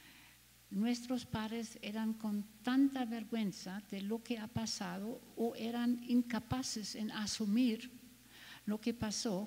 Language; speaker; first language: Spanish; non-native, fluent; German